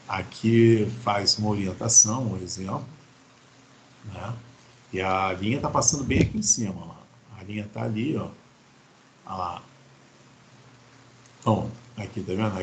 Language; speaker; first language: Portuguese; native; Portuguese